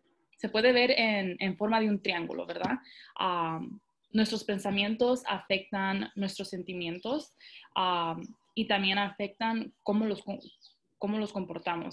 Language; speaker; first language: Spanish; early bilingual, heritage; Spanish